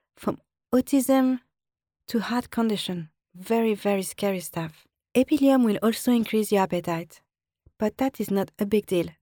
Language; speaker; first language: English; non-native, fluent; French